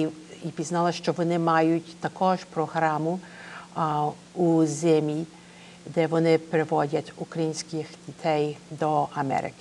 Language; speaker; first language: Ukrainian; early bilingual, heritage; Ukrainian